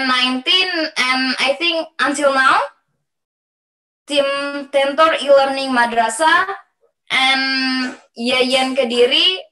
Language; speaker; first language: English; non-native, learner; Indonesian